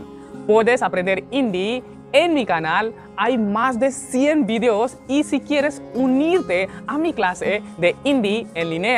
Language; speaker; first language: Spanish; non-native, learner; Hindi